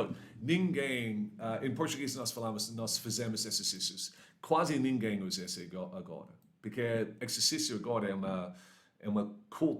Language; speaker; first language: Portuguese; non-native, learner; English